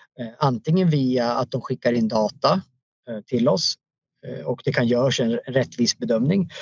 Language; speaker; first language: Swedish; native; Swedish